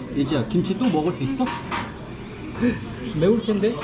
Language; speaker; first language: Korean; native; Korean